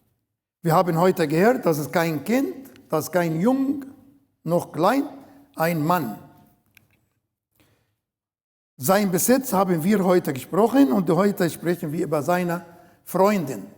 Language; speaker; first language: German; non-native, learner; Arabic